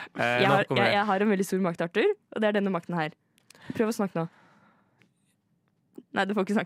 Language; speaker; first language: Norwegian; native; Norwegian